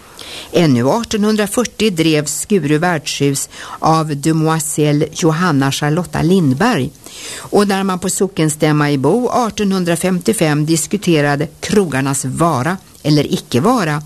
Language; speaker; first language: Swedish; native; Swedish